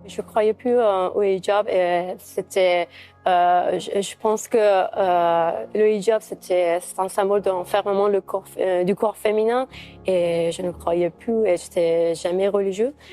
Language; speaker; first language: French; non-native, fluent; Persian